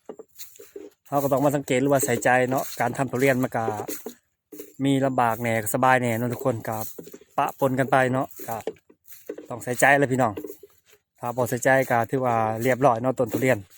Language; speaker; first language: Thai; non-native, local second language; Lao